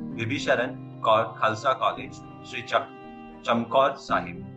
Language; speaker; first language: English; non-native, local second language; Hindi